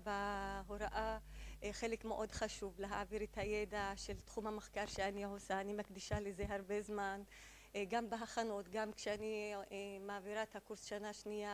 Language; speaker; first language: Hebrew; non-native, local second language; Arabic